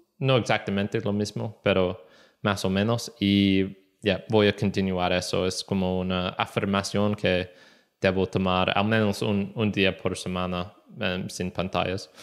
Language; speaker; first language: Spanish; non-native, learner; English